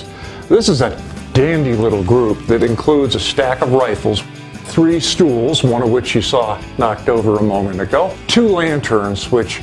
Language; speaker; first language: English; native; English